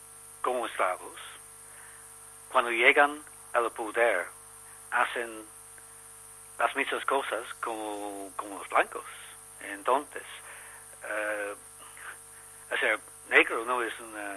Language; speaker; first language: Spanish; non-native, learner; English